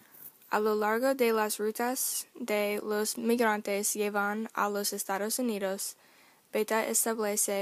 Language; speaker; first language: Spanish; non-native, learner; English